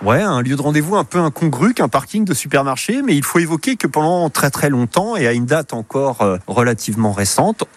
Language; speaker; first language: French; native; French